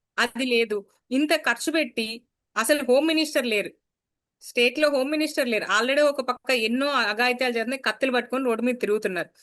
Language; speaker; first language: Telugu; native; Telugu